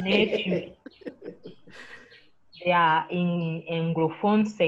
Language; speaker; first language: English; non-native, learner; French